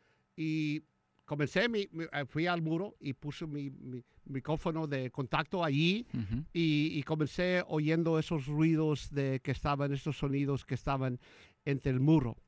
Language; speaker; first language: Spanish; early bilingual, heritage; Spanish